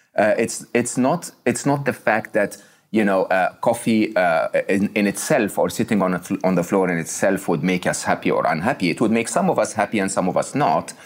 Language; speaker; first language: English; non-native, fluent; Arabic